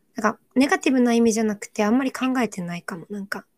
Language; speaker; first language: Japanese; early bilingual, other home language; Korean